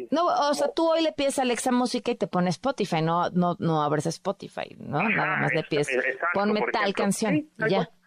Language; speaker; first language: Spanish; native; Spanish